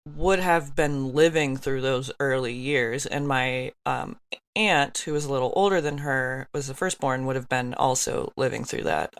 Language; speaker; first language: English; early bilingual, other home language; Yoruba